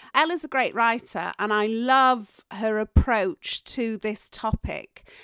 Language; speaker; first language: English; native; English